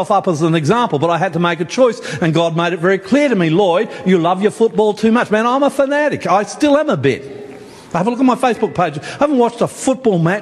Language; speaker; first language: English; native; English